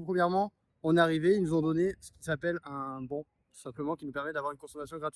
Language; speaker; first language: French; native; French